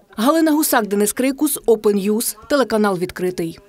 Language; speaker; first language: Ukrainian; native; Ukrainian